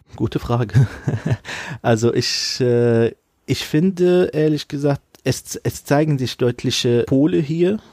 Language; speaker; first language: German; non-native, fluent; Arabic